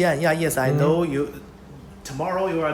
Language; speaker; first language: English; non-native, local second language; Chinese